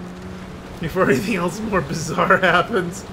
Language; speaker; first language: English; native; English